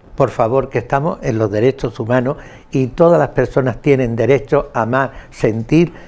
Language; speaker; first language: Spanish; native; Spanish